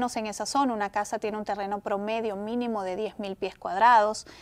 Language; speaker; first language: Spanish; native; Spanish